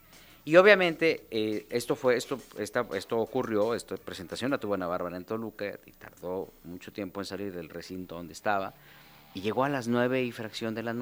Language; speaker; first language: Spanish; native; Spanish